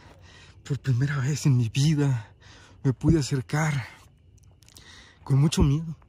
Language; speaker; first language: Spanish; native; Spanish